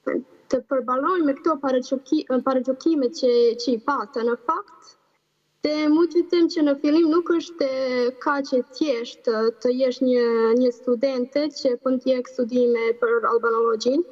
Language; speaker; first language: Albanian; non-native, fluent; Serbian